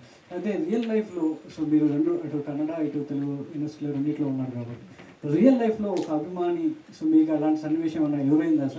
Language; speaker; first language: Telugu; native; Telugu